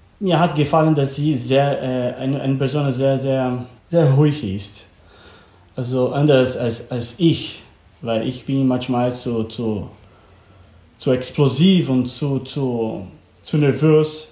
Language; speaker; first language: German; non-native, learner; Portuguese